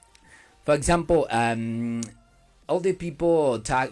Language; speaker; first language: English; non-native, learner; Spanish